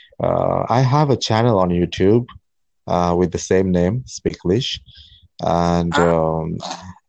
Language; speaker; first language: English; non-native, local second language; Bangla